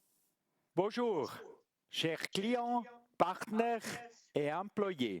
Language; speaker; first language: French; non-native, local second language; German